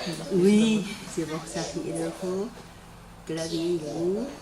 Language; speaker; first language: French; non-native, fluent; Chinese